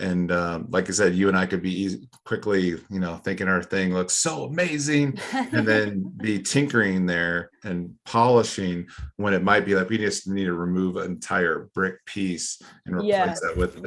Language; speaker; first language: English; native; English